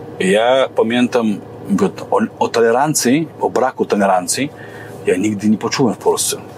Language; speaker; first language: Polish; non-native, fluent; Chechen